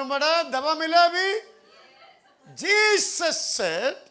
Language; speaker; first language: Hindi; non-native, local second language; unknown